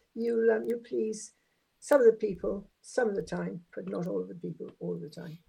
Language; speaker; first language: English; native; English